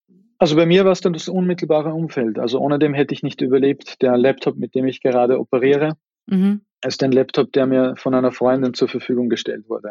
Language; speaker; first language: German; native; German